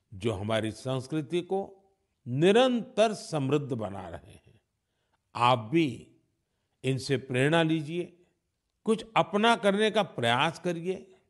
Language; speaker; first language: Hindi; non-native, local second language; Gujarati